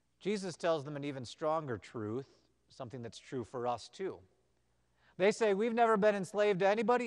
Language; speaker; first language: English; native; English